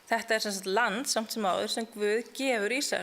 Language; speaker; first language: Icelandic; native; Icelandic